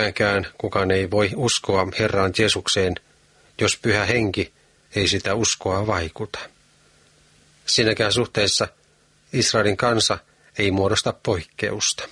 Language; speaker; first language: Finnish; native; Finnish